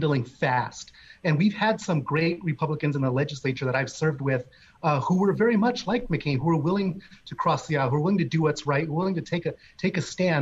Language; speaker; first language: English; native; English